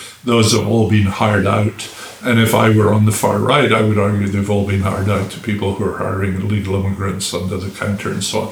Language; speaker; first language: English; native; English